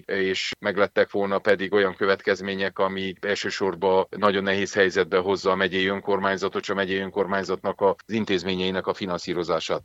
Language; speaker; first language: Hungarian; native; Hungarian